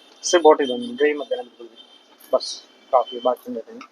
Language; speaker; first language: Turkish; non-native, fluent; Hindi